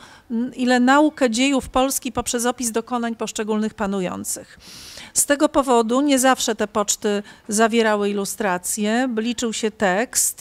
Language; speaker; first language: Polish; native; Polish